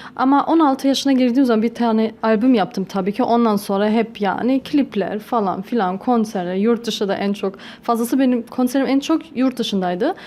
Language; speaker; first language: Turkish; early bilingual, heritage; Turkish